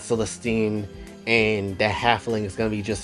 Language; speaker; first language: English; native; English